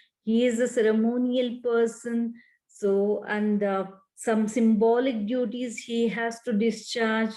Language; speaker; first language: English; non-native, local second language; Kannada